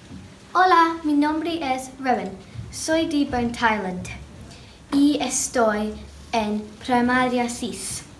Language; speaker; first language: Spanish; non-native, learner; English